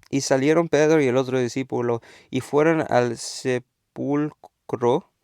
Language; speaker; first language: Spanish; early bilingual, heritage; Spanish